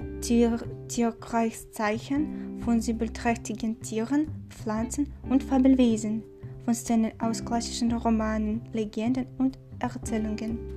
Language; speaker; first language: German; non-native, learner; Chinese